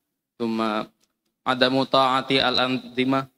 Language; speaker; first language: Arabic; non-native, learner; Indonesian